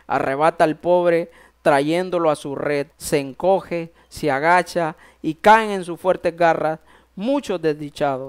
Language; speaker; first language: Spanish; native; Spanish